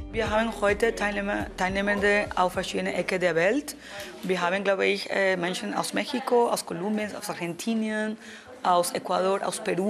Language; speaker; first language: German; non-native, fluent; Spanish